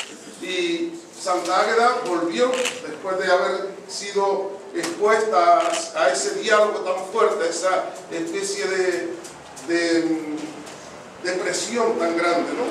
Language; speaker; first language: Spanish; native; Spanish